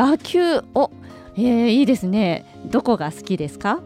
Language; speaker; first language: Japanese; native; Japanese